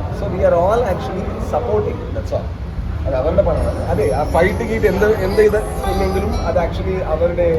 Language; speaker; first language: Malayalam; non-native, learner; Kannada